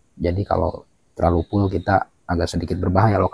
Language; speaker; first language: Malay; native; Malay